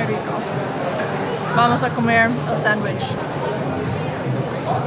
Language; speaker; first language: Spanish; non-native, learner; English